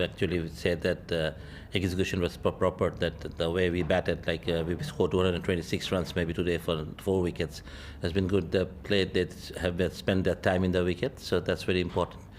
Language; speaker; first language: English; non-native, local second language; Bangla